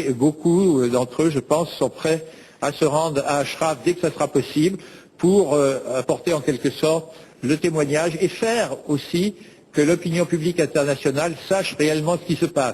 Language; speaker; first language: French; native; French